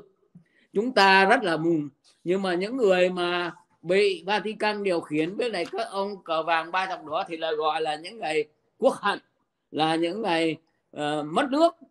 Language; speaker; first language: Vietnamese; native; Vietnamese